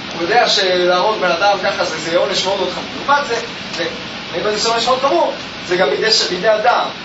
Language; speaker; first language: Hebrew; native; Hebrew